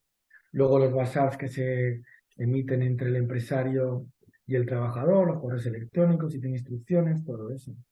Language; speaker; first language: Spanish; native; Spanish